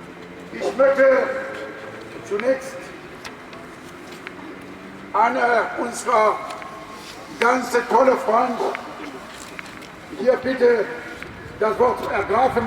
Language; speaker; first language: German; non-native, learner; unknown